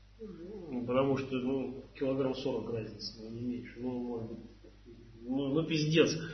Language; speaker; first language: Russian; native; Russian